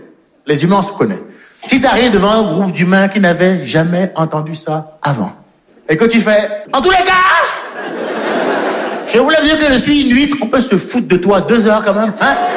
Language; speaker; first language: French; native; French